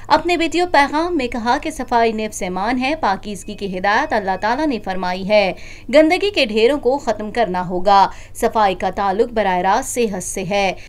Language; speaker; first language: Urdu; native; Urdu